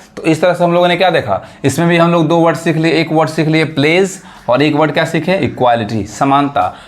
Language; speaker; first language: Hindi; native; Hindi